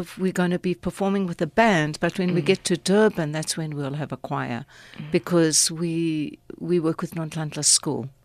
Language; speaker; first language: English; native; English